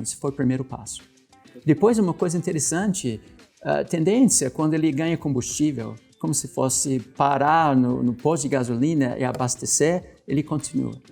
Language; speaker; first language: Portuguese; non-native, fluent; English